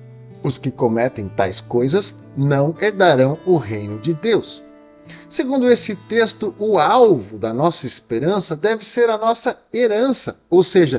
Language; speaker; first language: Portuguese; native; Portuguese